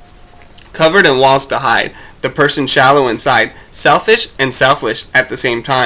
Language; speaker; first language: English; native; English